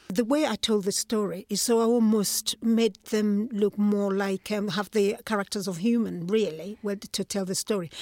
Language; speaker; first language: English; non-native, local second language; Igbo